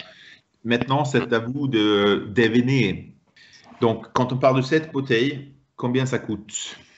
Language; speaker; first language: French; non-native, fluent; Swedish